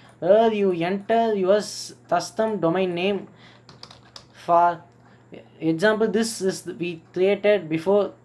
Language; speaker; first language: English; non-native, local second language; Tamil